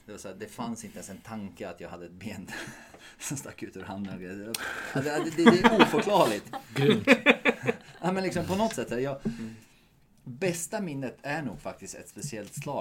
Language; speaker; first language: Swedish; non-native, fluent; Bosnian